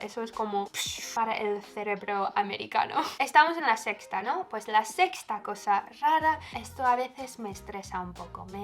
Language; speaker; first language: Spanish; non-native, fluent; English